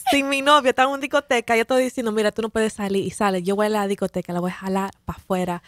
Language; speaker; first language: Spanish; early bilingual, heritage; Spanish